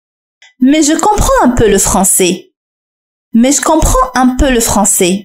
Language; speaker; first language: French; non-native, fluent; Arabic